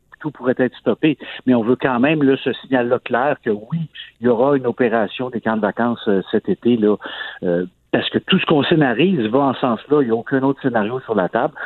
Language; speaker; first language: French; native; French